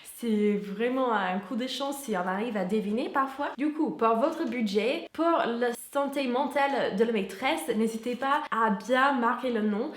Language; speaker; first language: French; non-native, fluent; English